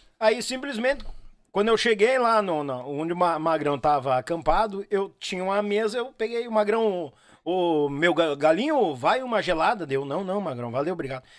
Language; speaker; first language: Portuguese; native; Portuguese